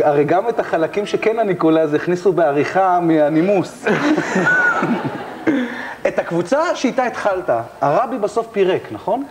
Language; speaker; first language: Hebrew; native; Hebrew